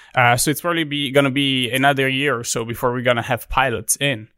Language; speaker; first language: English; non-native, fluent; Italian